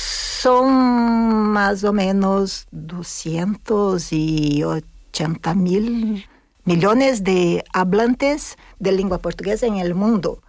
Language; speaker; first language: Spanish; non-native, fluent; Portuguese